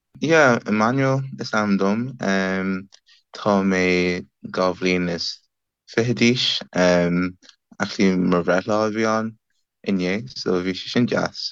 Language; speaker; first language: Irish; non-native, learner; English